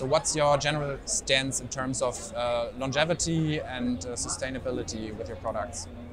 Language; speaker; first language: English; non-native, fluent; German